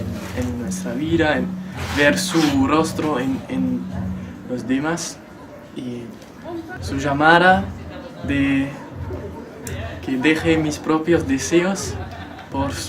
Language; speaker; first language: Spanish; non-native, fluent; German